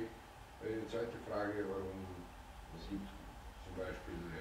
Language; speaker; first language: German; non-native, learner; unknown